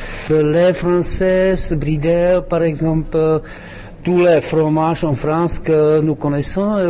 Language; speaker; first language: French; non-native, learner; Czech